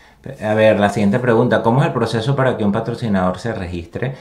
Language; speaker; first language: Spanish; native; Spanish